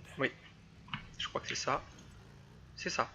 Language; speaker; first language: French; native; French